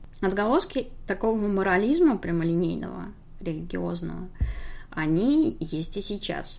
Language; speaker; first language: Russian; native; Russian